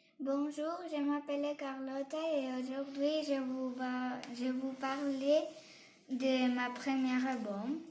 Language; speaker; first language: French; non-native, learner; Catalan